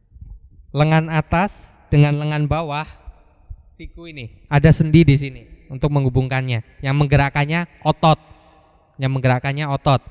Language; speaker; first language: Indonesian; native; Indonesian